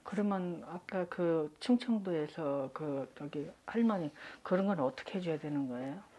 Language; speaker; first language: Korean; native; Korean